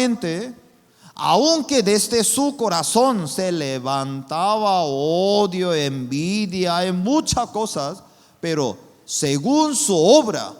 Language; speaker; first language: Spanish; non-native, fluent; Korean